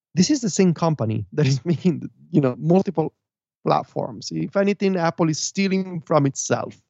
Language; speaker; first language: English; non-native, fluent; Italian